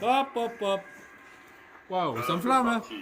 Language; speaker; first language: French; native; French